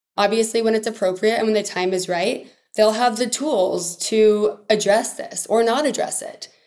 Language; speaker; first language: English; native; English